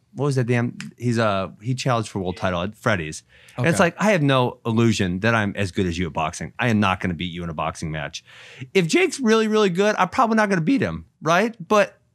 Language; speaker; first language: English; native; English